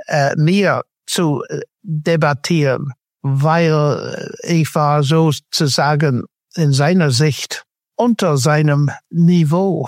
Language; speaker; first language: German; non-native, fluent; English